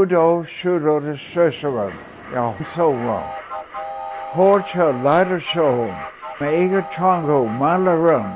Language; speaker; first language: Chinese; non-native, fluent; English